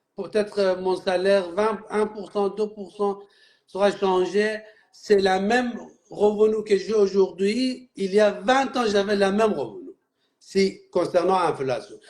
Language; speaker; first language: French; non-native, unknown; Persian